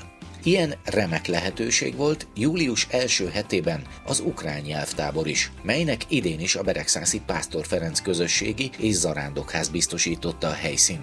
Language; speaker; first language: Hungarian; native; Hungarian